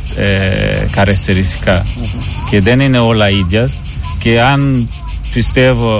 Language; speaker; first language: Greek; non-native, learner; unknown